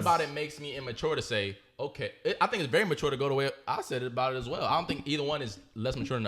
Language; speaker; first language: English; native; English